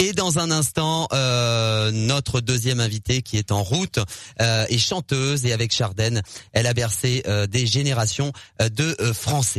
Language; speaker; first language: French; native; French